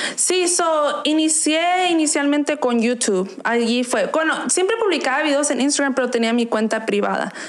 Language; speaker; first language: Spanish; early bilingual, heritage; Spanish